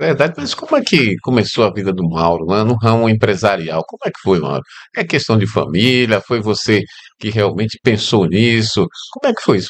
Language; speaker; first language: Portuguese; native; Portuguese